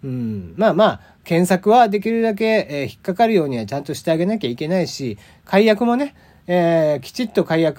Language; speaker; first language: Japanese; native; Japanese